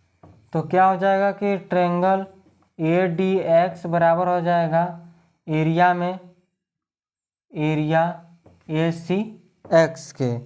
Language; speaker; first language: Hindi; native; Hindi